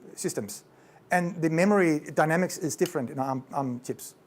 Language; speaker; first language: English; non-native, fluent; Danish